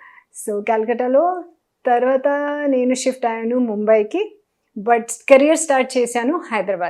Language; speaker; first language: Telugu; non-native, learner; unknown